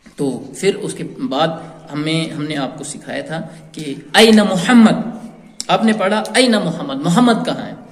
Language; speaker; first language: Urdu; native; Urdu